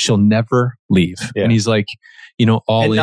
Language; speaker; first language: English; native; English